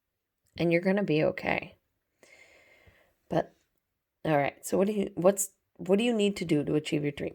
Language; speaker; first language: English; native; English